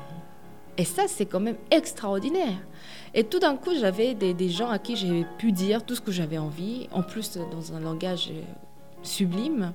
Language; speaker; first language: French; early bilingual, other home language; Korean